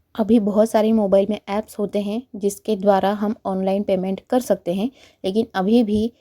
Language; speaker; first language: Hindi; non-native, local second language; Marathi